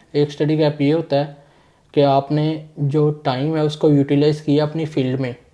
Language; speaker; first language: Urdu; non-native, local second language; Punjabi